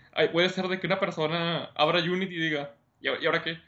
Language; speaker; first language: Spanish; native; Spanish